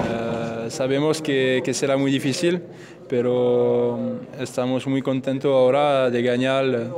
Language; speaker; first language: Spanish; non-native, learner; French